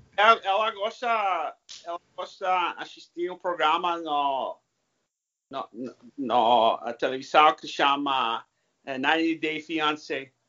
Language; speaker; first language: Portuguese; non-native, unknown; English